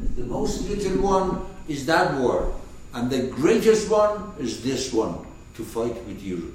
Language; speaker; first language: English; non-native, fluent; Persian